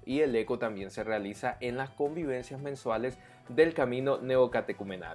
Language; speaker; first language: Spanish; native; Spanish